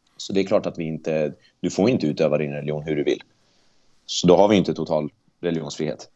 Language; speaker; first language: Swedish; native; Swedish